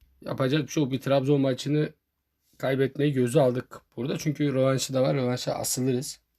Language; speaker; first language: Turkish; native; Turkish